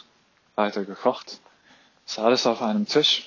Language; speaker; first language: German; non-native, fluent; Arabic